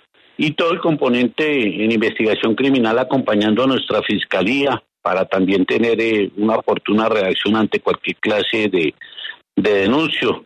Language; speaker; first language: Spanish; native; Spanish